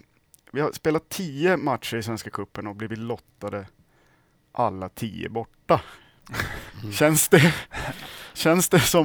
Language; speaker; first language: Swedish; native; Swedish